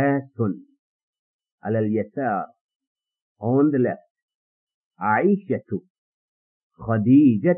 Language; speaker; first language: Arabic; non-native, fluent; English